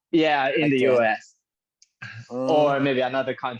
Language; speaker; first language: English; non-native, learner; Japanese